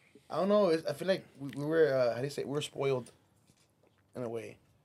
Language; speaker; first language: English; early bilingual, other home language; Spanish